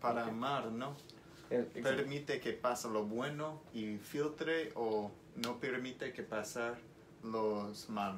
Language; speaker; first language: Spanish; non-native, learner; English